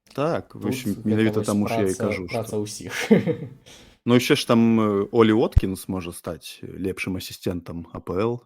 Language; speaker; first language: Belarusian; non-native, local second language; Russian